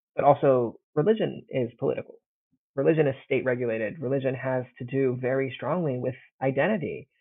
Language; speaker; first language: English; early bilingual, heritage; Italian